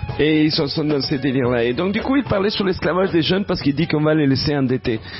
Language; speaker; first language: French; native; French